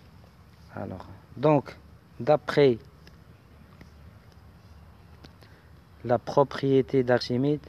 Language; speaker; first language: French; non-native, local second language; Arabic